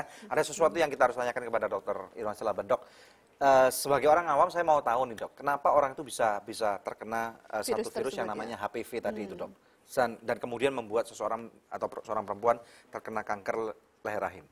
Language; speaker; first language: Indonesian; native; Indonesian